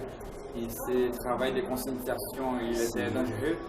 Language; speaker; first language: French; non-native, fluent; Portuguese